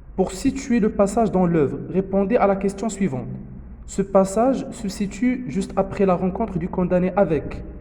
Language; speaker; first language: French; non-native, local second language; Arabic